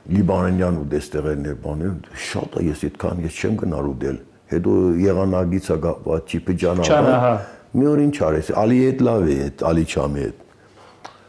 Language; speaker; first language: Armenian; early bilingual, heritage; Armenian